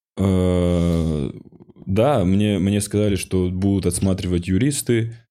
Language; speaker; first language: Russian; non-native, local second language; Ossetic